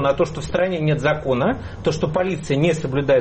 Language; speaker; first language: Russian; native; Russian